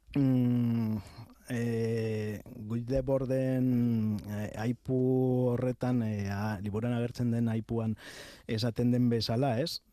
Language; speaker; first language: Basque; non-native, local second language; Spanish